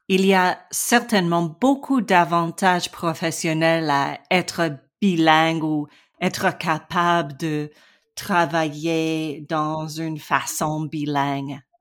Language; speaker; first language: French; non-native, learner; English